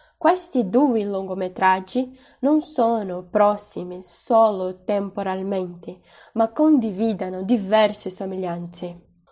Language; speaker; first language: Italian; non-native, fluent; Portuguese